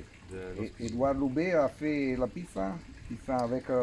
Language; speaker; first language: French; non-native, learner; Italian